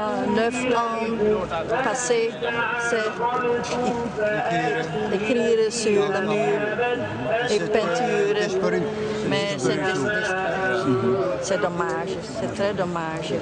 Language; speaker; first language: French; non-native, learner; Dutch